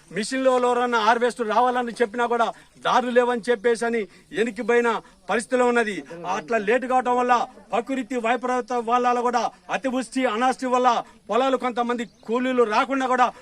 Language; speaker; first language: Telugu; native; Telugu